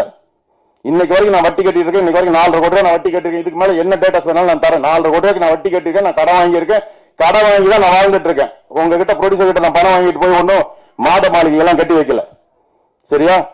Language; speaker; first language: Tamil; native; Tamil